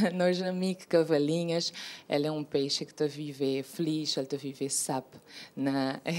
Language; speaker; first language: Portuguese; non-native, local second language; Kabuverdianu